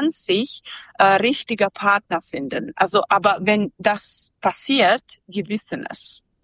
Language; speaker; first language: German; non-native, learner; Serbian